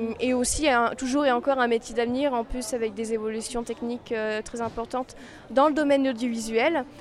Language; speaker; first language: French; native; French